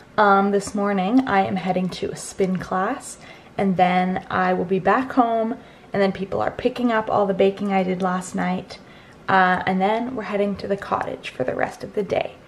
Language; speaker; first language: English; native; English